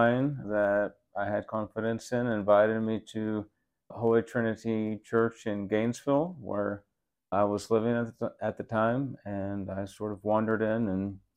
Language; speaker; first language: English; native; English